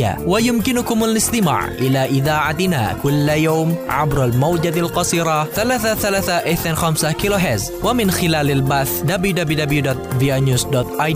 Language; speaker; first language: Arabic; non-native, fluent; Indonesian